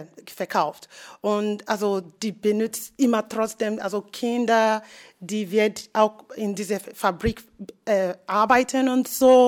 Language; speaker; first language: German; non-native, learner; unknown